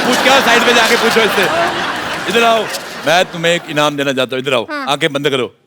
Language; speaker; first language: Hindi; native; Hindi